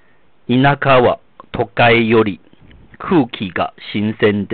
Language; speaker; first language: Japanese; non-native, fluent; Chinese